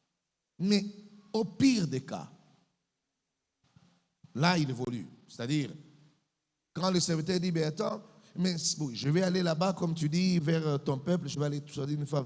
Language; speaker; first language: French; non-native, local second language; Lingala